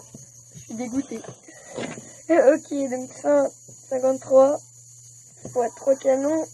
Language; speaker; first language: French; native; French